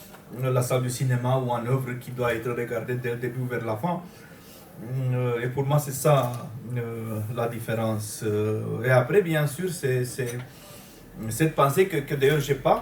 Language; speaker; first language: French; non-native, fluent; Romanian